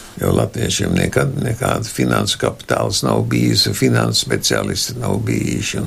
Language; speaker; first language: Latvian; non-native, local second language; German